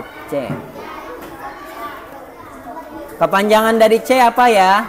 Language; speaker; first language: Indonesian; native; Indonesian